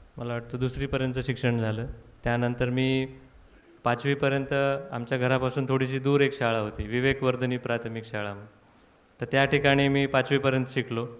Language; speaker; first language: Marathi; native; Marathi